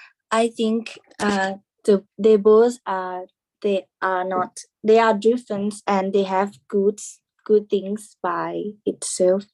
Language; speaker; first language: English; non-native, learner; Thai